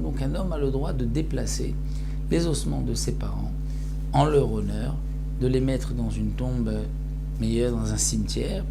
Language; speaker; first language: French; native; French